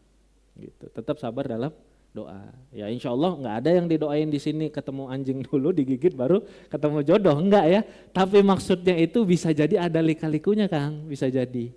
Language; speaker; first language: Indonesian; non-native, local second language; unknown